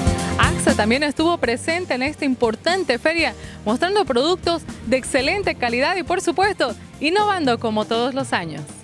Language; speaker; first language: Spanish; native; Spanish